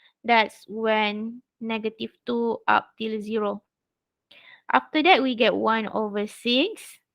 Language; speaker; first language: English; non-native, local second language; Malay